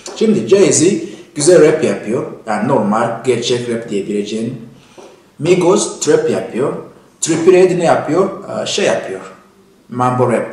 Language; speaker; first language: Turkish; non-native, fluent; Kinyarwanda